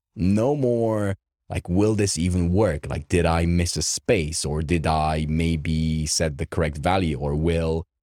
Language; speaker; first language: English; non-native, fluent; Romanian